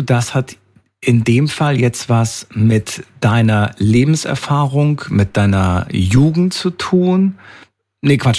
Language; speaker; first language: German; native; German